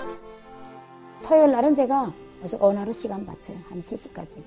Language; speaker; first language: Korean; native; Korean